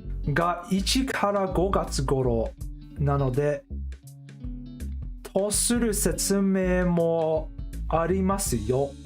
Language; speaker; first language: Japanese; non-native, learner; English